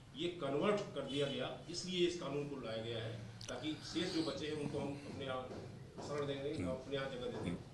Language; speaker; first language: Hindi; native; Hindi